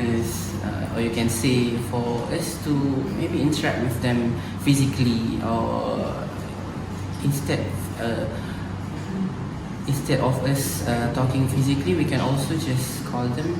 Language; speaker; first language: English; non-native, local second language; Malay